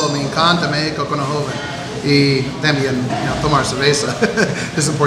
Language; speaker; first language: Spanish; non-native, learner; English